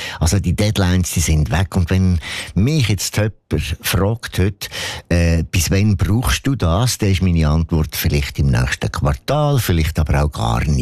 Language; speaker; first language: German; native; German